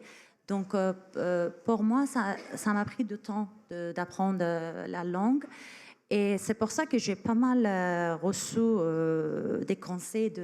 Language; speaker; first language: French; non-native, fluent; Persian